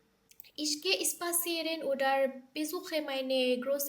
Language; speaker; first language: German; non-native, learner; Bangla